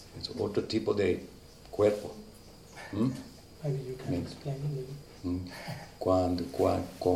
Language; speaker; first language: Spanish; non-native, learner; English